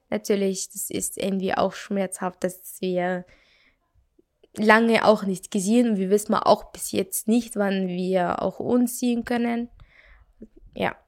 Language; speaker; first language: German; non-native, learner; Arabic